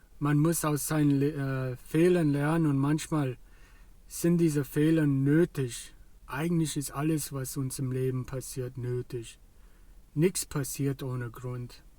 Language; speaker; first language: German; non-native, fluent; English